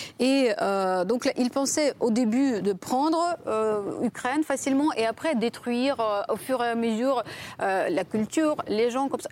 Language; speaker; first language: French; non-native, fluent; Ukrainian